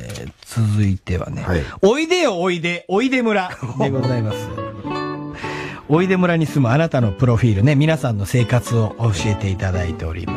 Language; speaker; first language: Japanese; native; Japanese